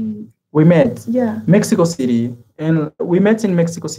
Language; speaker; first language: English; non-native, fluent; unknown